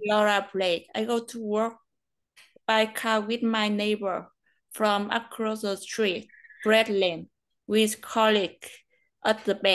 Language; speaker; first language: English; non-native, learner; Vietnamese